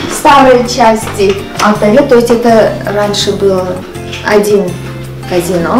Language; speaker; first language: Russian; non-native, fluent; Armenian